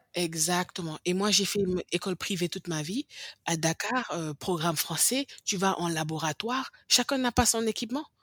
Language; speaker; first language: French; non-native, local second language; English